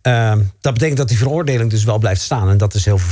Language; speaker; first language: Dutch; native; Dutch